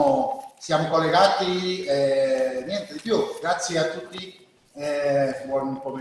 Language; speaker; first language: Italian; non-native, learner; Spanish